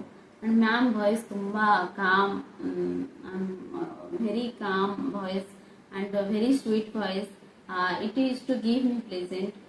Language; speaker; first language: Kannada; non-native, local second language; Odia